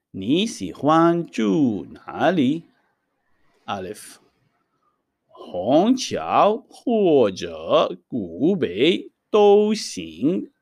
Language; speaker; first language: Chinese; non-native, fluent; Hebrew